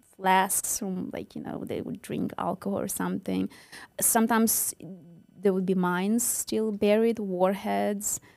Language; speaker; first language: English; non-native, fluent; Ukrainian